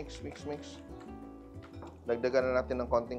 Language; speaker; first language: Filipino; native; Filipino